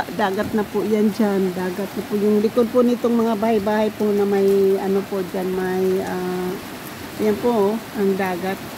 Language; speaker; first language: Filipino; non-native, local second language; Cebuano